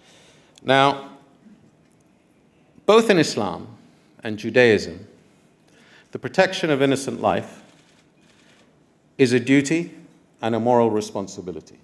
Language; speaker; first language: English; non-native, fluent; Arabic